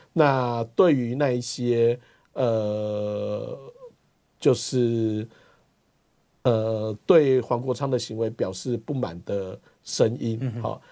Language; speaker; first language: Chinese; native; Chinese